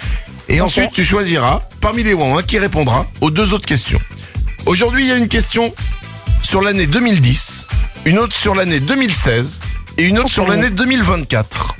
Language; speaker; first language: French; native; French